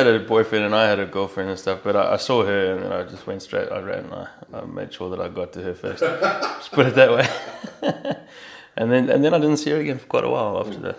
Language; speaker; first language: English; native; English